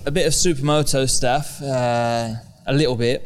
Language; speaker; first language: English; native; English